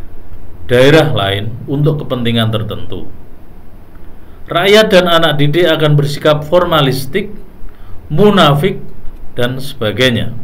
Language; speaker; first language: Indonesian; native; Indonesian